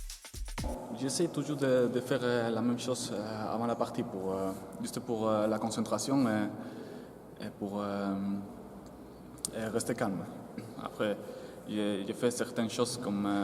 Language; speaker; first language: French; non-native, fluent; Spanish